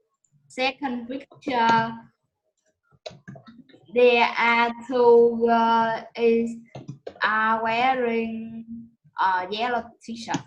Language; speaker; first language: English; non-native, learner; Vietnamese